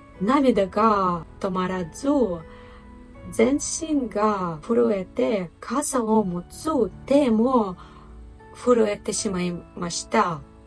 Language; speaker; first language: Japanese; non-native, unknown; Ukrainian